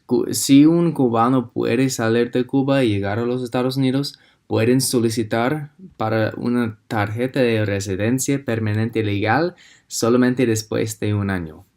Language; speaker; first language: Spanish; non-native, fluent; English